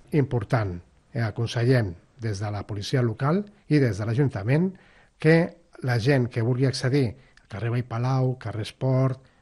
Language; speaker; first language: Catalan; native; Catalan